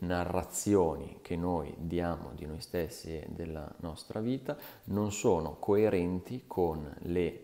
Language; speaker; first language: Italian; native; Italian